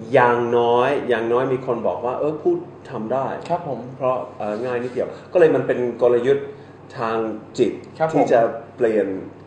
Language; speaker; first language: Thai; non-native, fluent; English